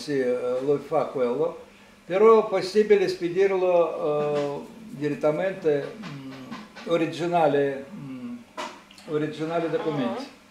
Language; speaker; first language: Italian; non-native, learner; Russian